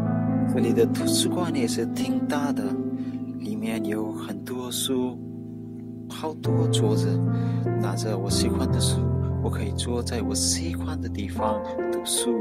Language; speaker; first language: Chinese; non-native, fluent; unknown